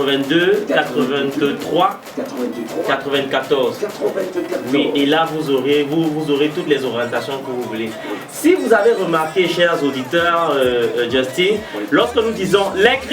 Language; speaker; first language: French; native; French